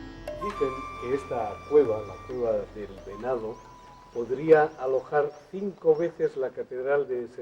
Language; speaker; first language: Spanish; native; Spanish